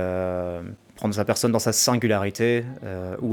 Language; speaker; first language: French; native; French